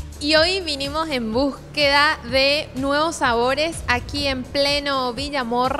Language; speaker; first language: Spanish; native; Spanish